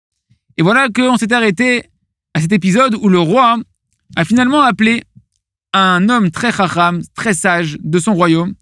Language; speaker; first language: French; native; French